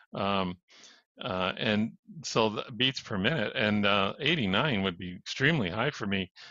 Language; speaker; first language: English; native; English